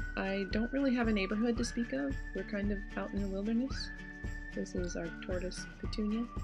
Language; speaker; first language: English; native; English